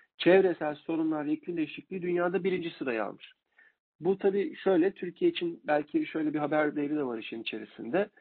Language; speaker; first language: Turkish; native; Turkish